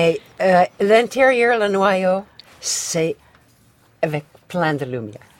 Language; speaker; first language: French; non-native, fluent; English